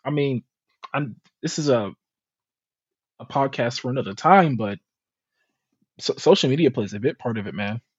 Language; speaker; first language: English; native; English